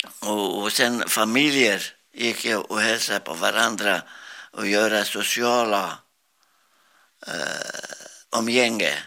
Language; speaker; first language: Swedish; non-native, learner; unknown